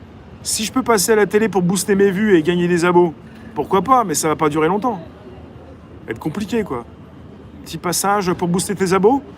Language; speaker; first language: French; native; French